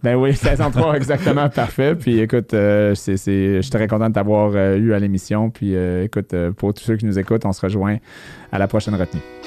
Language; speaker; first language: French; native; French